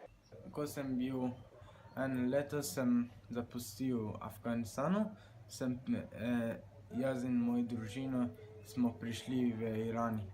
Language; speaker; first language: Slovenian; non-native, learner; Persian